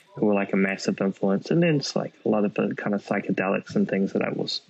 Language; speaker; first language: English; native; English